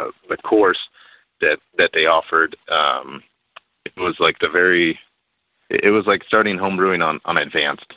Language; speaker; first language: English; native; English